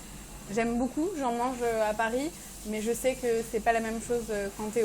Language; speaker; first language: French; early bilingual, other home language; Persian